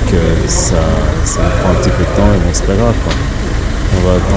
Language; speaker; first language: French; native; French